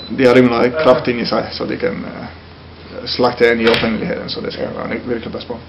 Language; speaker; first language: Danish; non-native, fluent; Finnish